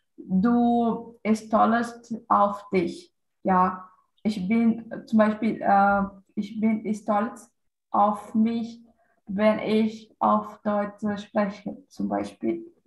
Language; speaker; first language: German; non-native, learner; Portuguese